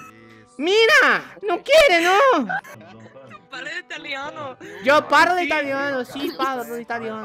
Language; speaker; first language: Spanish; non-native, learner; Portuguese